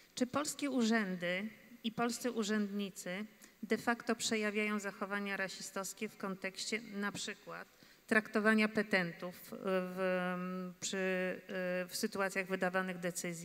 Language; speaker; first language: Polish; native; Polish